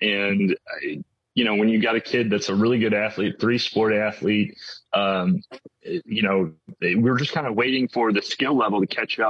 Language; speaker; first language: English; native; English